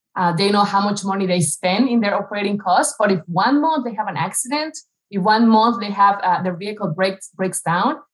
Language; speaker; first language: English; non-native, fluent; Spanish